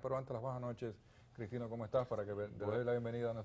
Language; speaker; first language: Spanish; native; Spanish